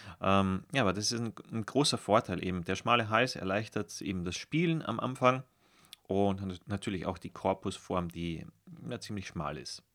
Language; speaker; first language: German; native; German